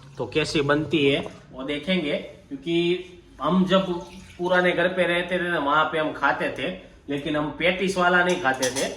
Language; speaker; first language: Hindi; non-native, local second language; Gujarati